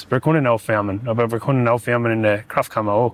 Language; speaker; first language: German; non-native, learner; English